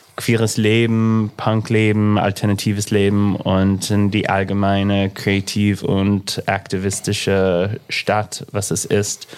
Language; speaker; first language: German; non-native, fluent; English